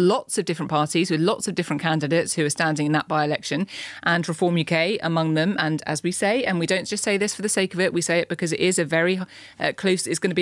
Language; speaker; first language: English; native; English